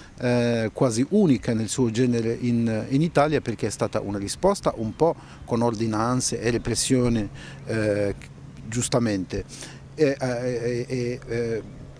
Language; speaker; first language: Italian; non-native, fluent; Arabic